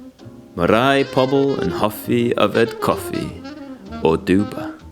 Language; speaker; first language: Welsh; non-native, learner; English